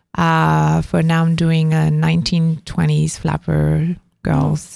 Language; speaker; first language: English; non-native, fluent; French